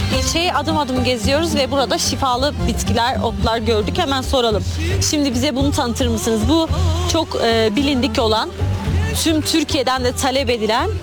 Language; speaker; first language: Turkish; native; Turkish